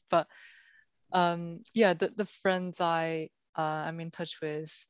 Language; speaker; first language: English; non-native, fluent; Chinese